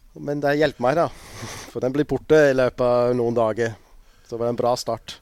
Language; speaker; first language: Norwegian; non-native, fluent; English